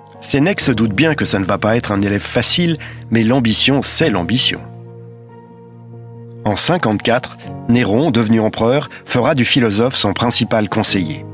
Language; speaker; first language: French; native; French